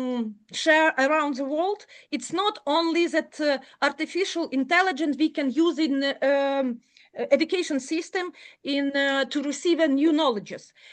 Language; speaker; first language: English; non-native, learner; Ukrainian